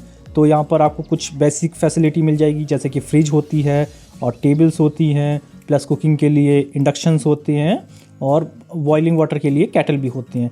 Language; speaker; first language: Hindi; native; Hindi